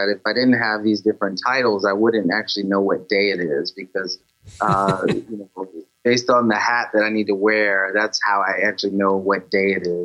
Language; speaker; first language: English; native; English